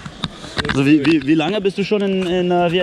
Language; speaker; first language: German; non-native, learner; English